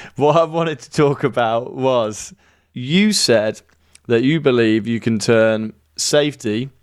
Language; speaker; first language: English; native; English